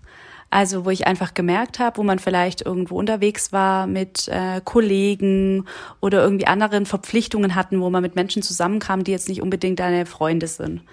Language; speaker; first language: German; native; German